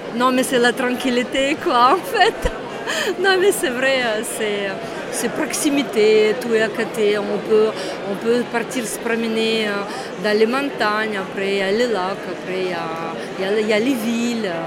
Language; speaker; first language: French; non-native, fluent; Romanian